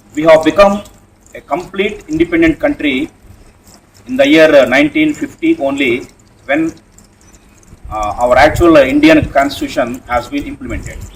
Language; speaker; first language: English; non-native, local second language; Telugu